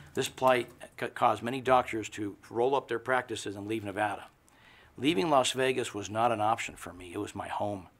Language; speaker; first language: English; native; English